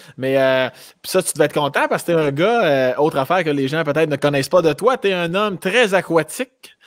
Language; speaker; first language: French; native; French